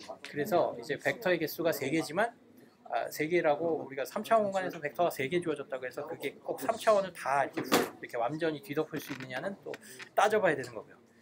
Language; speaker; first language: Korean; native; Korean